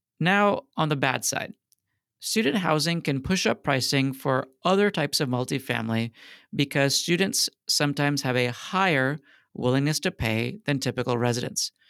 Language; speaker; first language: English; native; English